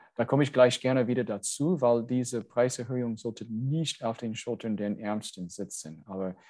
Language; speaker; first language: German; non-native, fluent; English